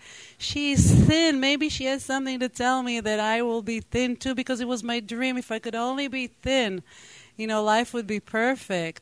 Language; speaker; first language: English; non-native, fluent; Hebrew